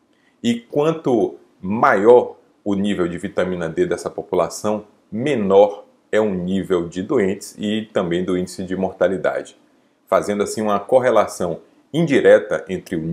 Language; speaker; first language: Portuguese; native; Portuguese